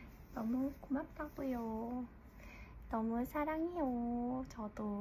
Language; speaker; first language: Korean; early bilingual, heritage; English